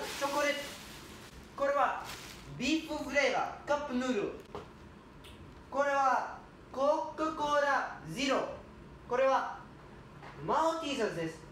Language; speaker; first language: Japanese; non-native, learner; English